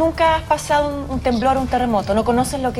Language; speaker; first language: Spanish; native; Spanish